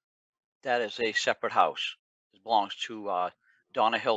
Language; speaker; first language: English; native; English